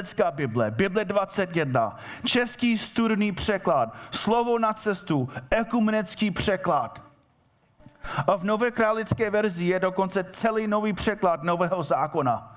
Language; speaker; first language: Czech; non-native, fluent; English